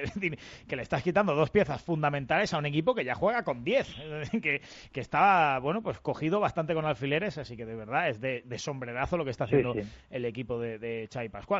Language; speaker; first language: Spanish; native; Spanish